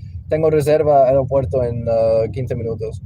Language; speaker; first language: Spanish; non-native, learner; English